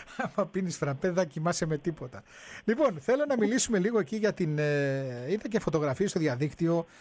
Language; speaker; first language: Greek; native; Greek